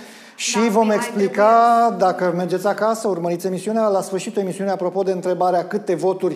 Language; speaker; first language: Romanian; native; Romanian